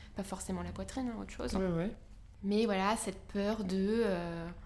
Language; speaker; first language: French; native; French